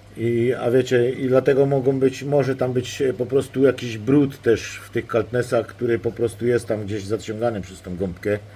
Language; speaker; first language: Polish; native; Polish